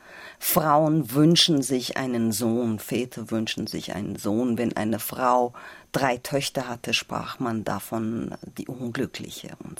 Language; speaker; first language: German; non-native, fluent; Persian